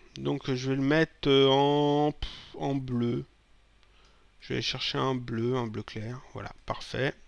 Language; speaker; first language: French; native; French